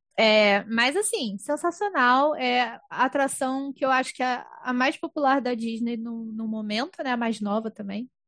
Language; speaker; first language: Portuguese; native; Portuguese